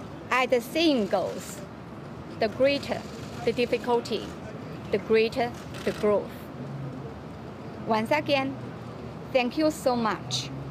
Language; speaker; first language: English; non-native, fluent; Chinese